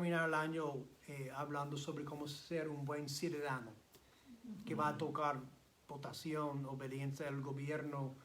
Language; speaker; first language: Spanish; non-native, fluent; English